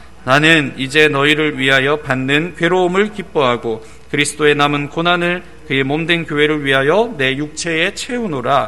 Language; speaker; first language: Korean; native; Korean